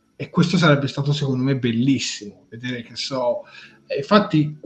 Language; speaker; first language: Italian; native; Italian